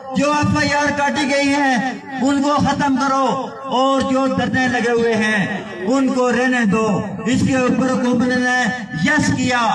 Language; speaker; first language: Urdu; non-native, local second language; Pahari-Potwari